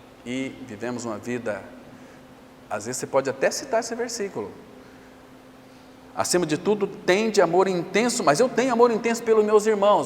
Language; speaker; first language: Portuguese; native; Portuguese